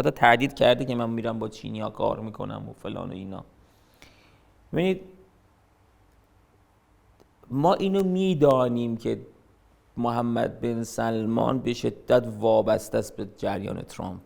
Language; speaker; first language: Persian; native; Persian